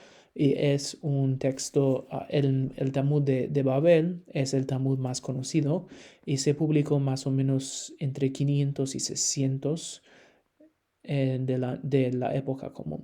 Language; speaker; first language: Spanish; non-native, fluent; English